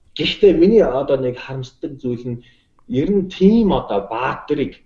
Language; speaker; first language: Mongolian; non-native, fluent; English